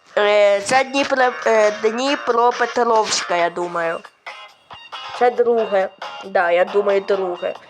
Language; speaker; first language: Ukrainian; non-native, local second language; Russian